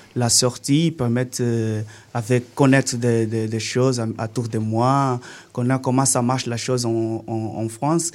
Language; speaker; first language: French; non-native, learner; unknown